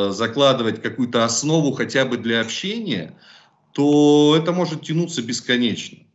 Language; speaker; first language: Russian; native; Russian